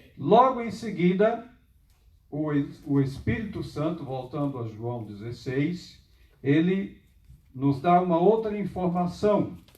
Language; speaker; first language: Portuguese; native; Portuguese